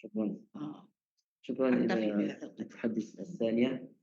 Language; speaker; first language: Arabic; non-native, learner; Malay